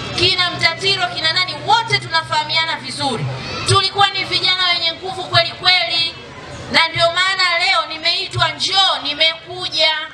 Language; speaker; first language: Swahili; native; Swahili